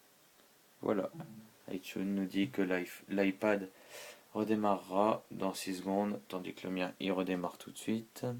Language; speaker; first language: French; native; French